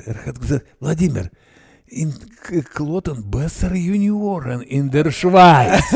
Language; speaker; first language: German; non-native, learner; Russian